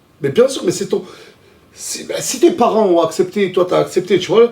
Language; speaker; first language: French; native; French